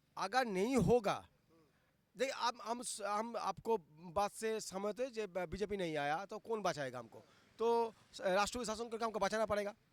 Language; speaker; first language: Hindi; non-native, local second language; Bangla